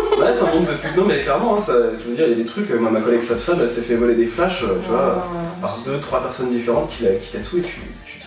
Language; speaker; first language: French; native; French